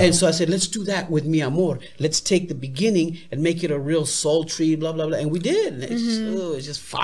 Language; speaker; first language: English; native; English